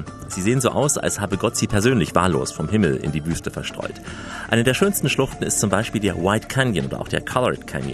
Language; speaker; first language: German; native; German